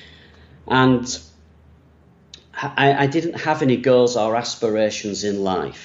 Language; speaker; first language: English; native; English